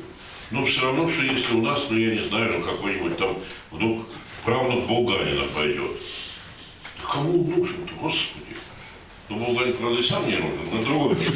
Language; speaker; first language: Russian; native; Russian